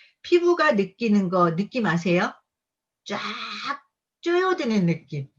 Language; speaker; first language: Korean; native; Korean